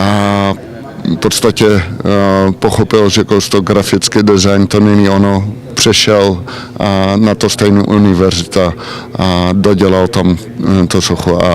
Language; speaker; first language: Czech; non-native, learner; Dutch